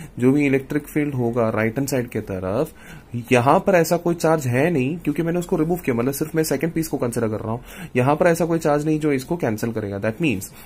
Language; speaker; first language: Hindi; non-native, local second language; Malayalam